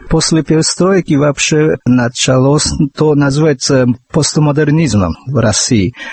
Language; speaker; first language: Russian; non-native, fluent; Japanese